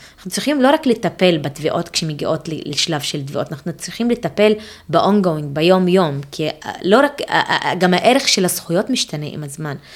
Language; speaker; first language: Hebrew; non-native, local second language; Arabic